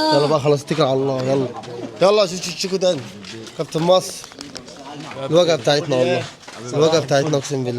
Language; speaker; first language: Arabic; native; Arabic